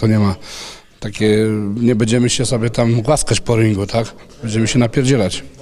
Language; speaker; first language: Polish; non-native, fluent; Serbian